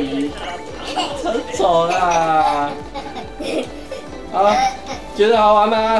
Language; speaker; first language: Chinese; native; Chinese